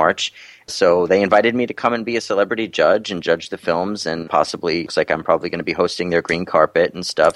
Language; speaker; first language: English; native; English